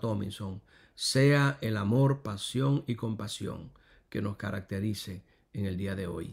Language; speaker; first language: Spanish; native; Spanish